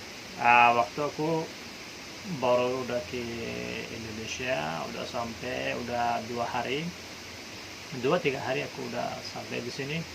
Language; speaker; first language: Indonesian; non-native, fluent; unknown